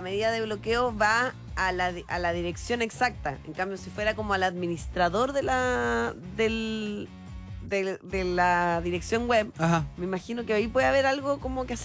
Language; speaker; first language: Spanish; native; Spanish